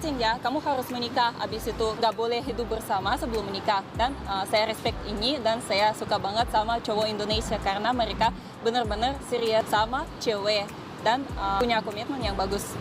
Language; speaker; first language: Indonesian; non-native, fluent; Russian